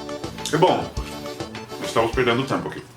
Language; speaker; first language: Portuguese; non-native, fluent; English